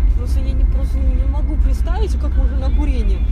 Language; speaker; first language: Russian; non-native, learner; Chinese